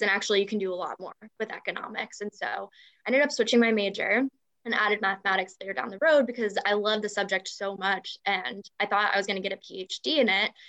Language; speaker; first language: English; native; English